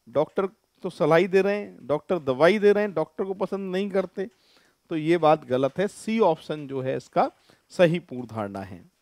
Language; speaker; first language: Hindi; native; Hindi